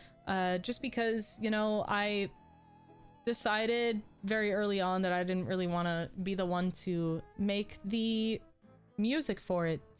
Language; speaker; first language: English; native; English